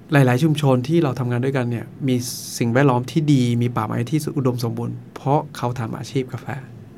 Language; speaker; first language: Thai; non-native, local second language; Akha